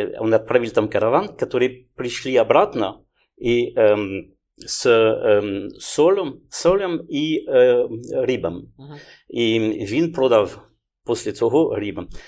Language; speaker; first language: Ukrainian; non-native, learner; French